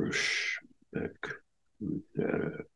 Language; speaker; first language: Turkish; non-native, learner; English